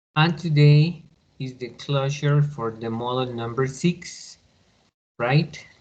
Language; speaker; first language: English; non-native, learner; Spanish